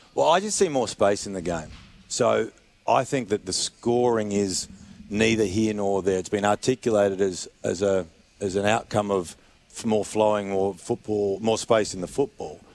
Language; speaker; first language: English; native; English